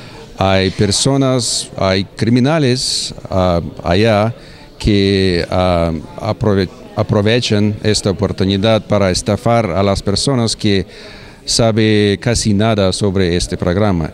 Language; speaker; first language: Spanish; non-native, fluent; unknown